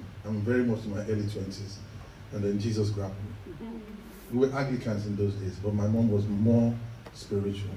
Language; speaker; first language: English; non-native, local second language; Yoruba